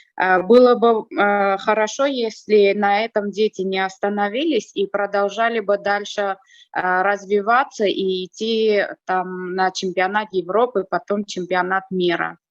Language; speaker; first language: Russian; non-native, fluent; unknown